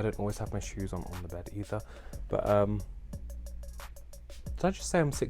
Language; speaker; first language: English; native; English